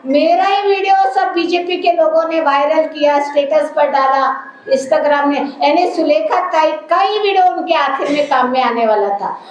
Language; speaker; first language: Hindi; non-native, local second language; Marathi